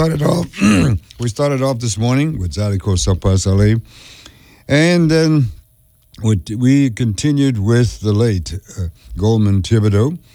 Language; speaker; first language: English; early bilingual, other home language; French